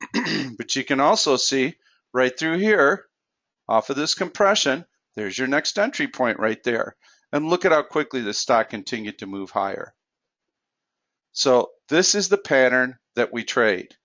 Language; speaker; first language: English; native; English